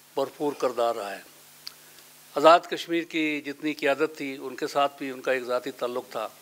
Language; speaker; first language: Urdu; non-native, local second language; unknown